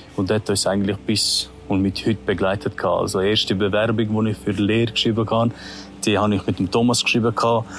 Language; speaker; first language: German; early bilingual, other home language; Albanian